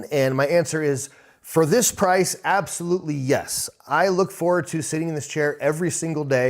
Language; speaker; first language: English; native; English